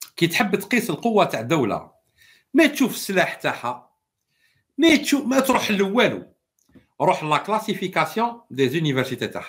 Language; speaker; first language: French; non-native, local second language; Arabic